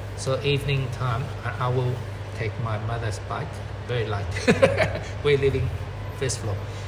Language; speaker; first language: English; non-native, learner; Chinese